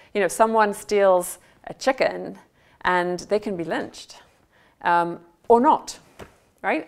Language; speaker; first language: English; native; English